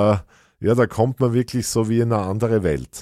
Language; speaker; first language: German; native; German